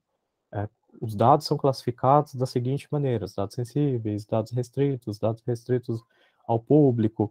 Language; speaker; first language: Portuguese; native; Portuguese